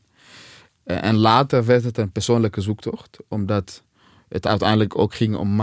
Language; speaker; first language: Dutch; non-native, fluent; Swahili